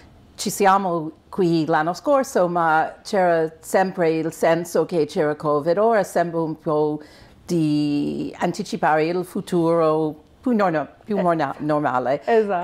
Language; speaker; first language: Italian; non-native, fluent; English